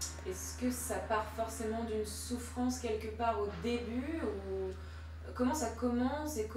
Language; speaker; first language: French; native; French